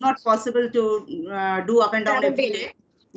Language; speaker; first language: English; non-native, fluent; Hindi